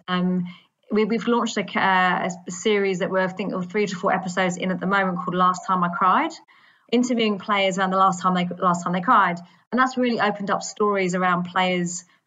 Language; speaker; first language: English; native; English